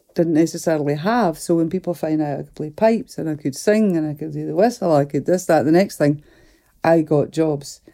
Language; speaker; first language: English; native; English